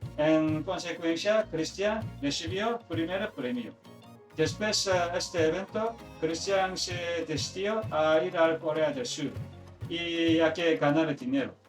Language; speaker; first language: Spanish; non-native, learner; Korean